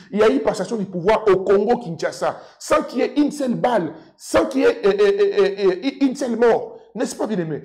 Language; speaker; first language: French; non-native, local second language; Lingala